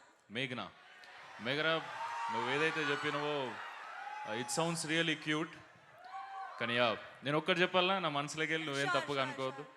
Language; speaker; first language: Telugu; native; Telugu